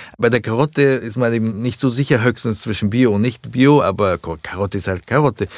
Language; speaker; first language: German; early bilingual, other home language; Japanese